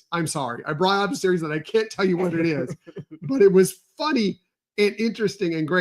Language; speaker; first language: English; native; English